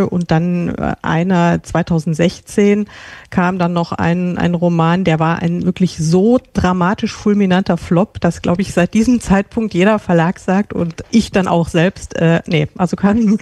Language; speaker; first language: German; native; German